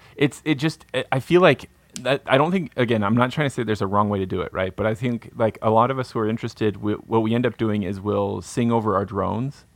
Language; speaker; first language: English; native; English